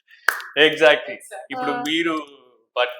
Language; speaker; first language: Telugu; non-native, learner; Tamil